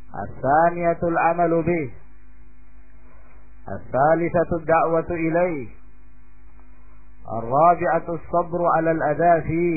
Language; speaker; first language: Arabic; non-native, fluent; Indonesian